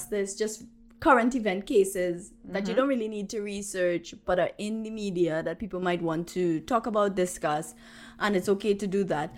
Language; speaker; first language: English; native; English